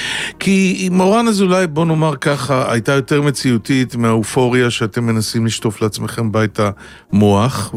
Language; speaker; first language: Hebrew; native; Hebrew